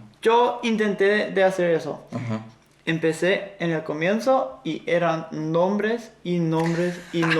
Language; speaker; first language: Spanish; non-native, fluent; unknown